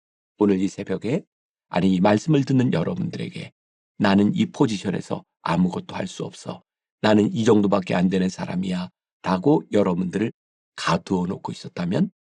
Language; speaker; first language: Korean; native; Korean